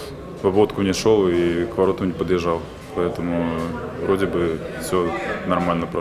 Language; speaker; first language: Russian; non-native, local second language; Latvian